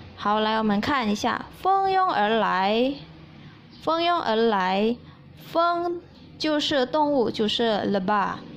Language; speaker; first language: Chinese; early bilingual, heritage; Chinese